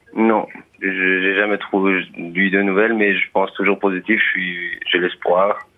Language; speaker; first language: French; non-native, fluent; Persian